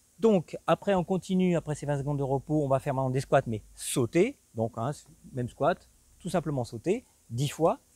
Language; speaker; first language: French; native; French